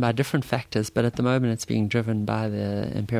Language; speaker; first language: English; native; English